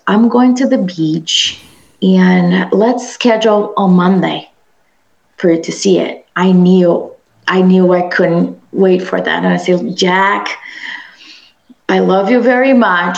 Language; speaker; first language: English; non-native, fluent; Portuguese